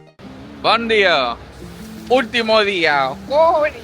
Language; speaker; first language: Spanish; non-native, local second language; Catalan